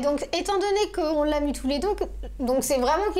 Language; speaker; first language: French; native; French